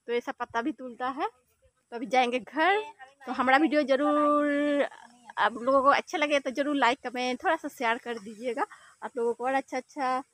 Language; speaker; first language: Hindi; non-native, local second language; Bangla